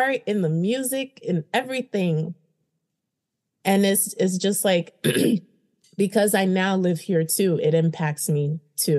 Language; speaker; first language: English; early bilingual, other home language; Haitian Creole